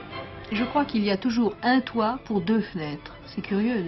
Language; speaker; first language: French; native; French